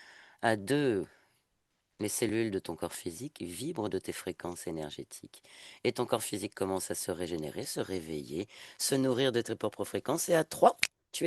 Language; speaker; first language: French; native; French